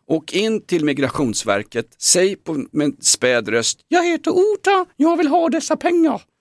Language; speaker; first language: Swedish; native; Swedish